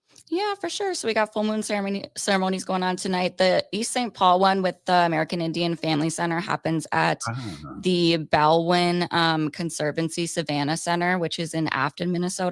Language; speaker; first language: English; native; English